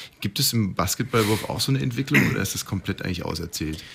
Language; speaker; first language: German; native; German